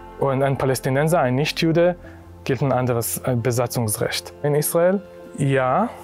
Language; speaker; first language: German; non-native, fluent; Hebrew